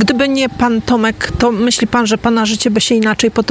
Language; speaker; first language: Polish; native; Polish